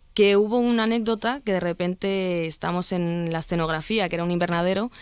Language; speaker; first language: Spanish; early bilingual, other home language; Arabic